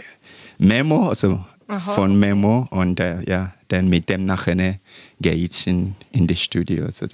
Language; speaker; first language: German; non-native, learner; English